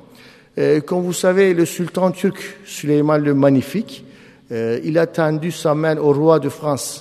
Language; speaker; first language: French; non-native, fluent; Turkish